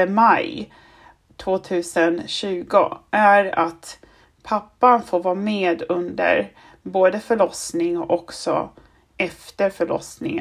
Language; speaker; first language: Swedish; non-native, fluent; German